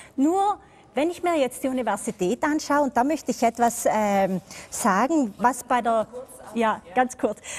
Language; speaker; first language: German; native; German